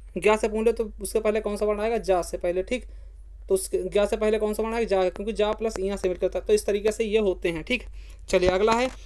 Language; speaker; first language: Hindi; native; Hindi